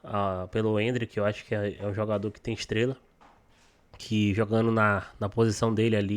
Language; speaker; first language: Portuguese; native; Portuguese